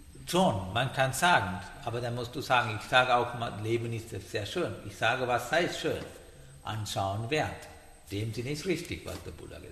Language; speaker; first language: German; non-native, learner; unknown